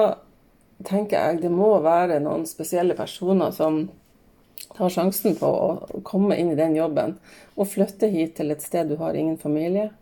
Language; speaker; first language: Norwegian; native; Norwegian